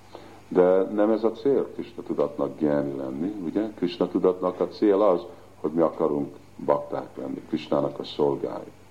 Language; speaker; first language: Hungarian; early bilingual, heritage; Hungarian